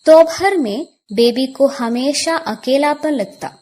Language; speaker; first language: Hindi; non-native, local second language; Malayalam